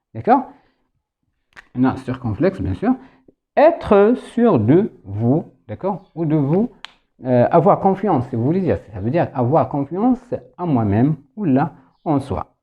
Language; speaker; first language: French; non-native, local second language; Arabic